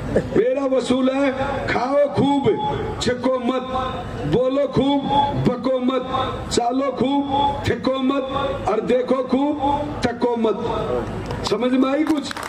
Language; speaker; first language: Hindi; native; Hindi